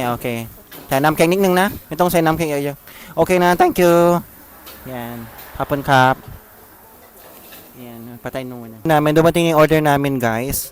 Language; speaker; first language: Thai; non-native, fluent; Filipino